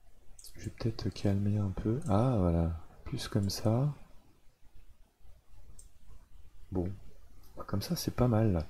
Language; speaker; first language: French; native; French